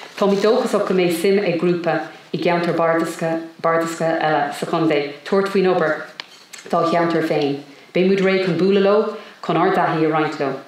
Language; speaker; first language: Irish; non-native, local second language; English